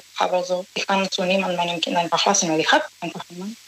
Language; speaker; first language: German; non-native, learner; Serbian